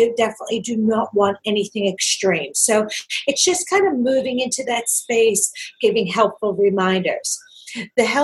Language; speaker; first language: English; native; English